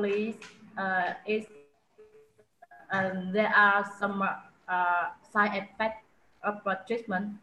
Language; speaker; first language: English; non-native, learner; Vietnamese